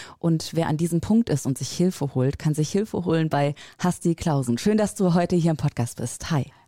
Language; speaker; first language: German; native; German